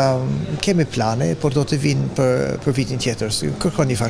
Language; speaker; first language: Albanian; non-native, fluent; English